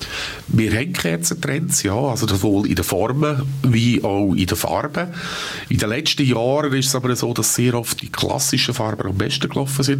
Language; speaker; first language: German; native; German